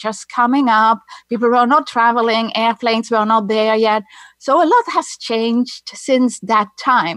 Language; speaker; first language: English; non-native, fluent; Dutch